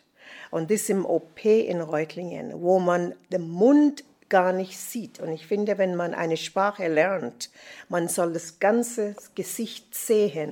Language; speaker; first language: German; non-native, fluent; English